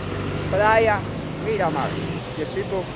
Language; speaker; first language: English; non-native, learner; Spanish